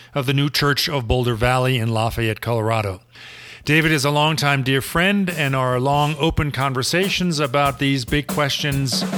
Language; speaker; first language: English; non-native, fluent; German